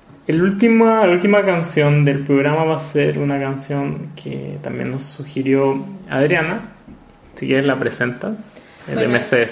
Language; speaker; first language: Spanish; native; Spanish